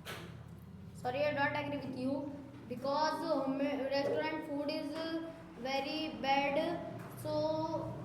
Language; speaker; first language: English; non-native, learner; Hindi